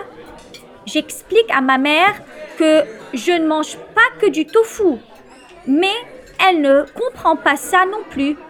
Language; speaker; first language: French; non-native, local second language; Arabic